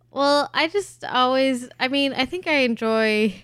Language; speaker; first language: English; early bilingual, other home language; German